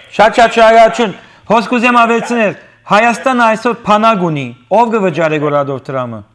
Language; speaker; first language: Armenian; native; Armenian